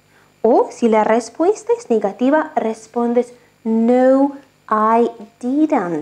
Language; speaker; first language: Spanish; non-native, fluent; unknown